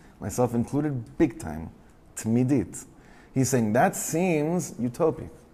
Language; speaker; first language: English; native; English